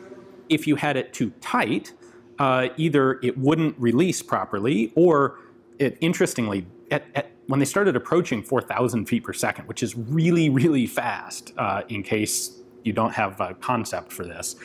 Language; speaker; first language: English; native; English